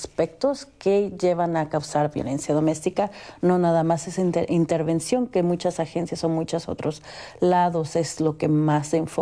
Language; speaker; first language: Spanish; early bilingual, heritage; Spanish